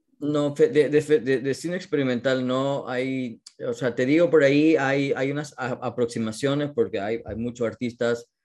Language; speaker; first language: Spanish; native; Spanish